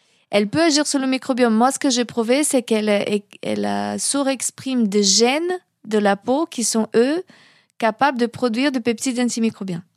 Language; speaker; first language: French; non-native, fluent; Portuguese